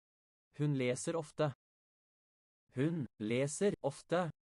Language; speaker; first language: Norwegian; non-native, learner; English